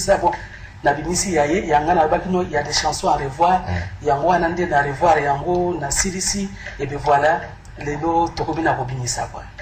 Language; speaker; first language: Lingala; non-native, local second language; Luba-Lulua